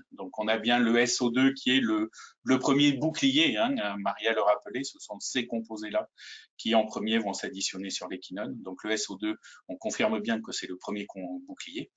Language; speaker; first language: French; native; French